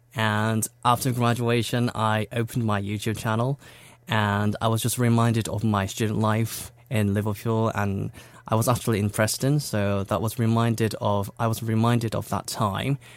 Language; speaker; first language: English; non-native, fluent; Korean